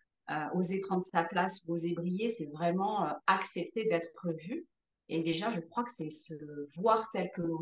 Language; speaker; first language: French; native; French